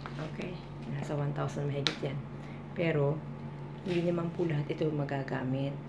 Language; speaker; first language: Filipino; native; Filipino